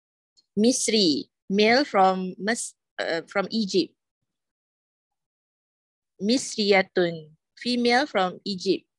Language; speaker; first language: English; non-native, learner; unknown